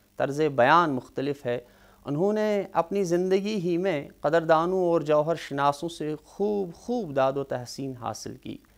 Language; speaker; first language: Urdu; non-native, local second language; Kashmiri